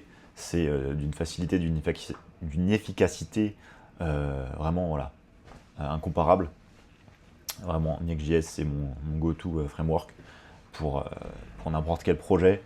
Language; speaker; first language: French; native; French